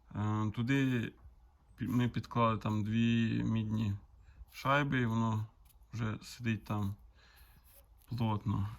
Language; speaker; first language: Ukrainian; native; Ukrainian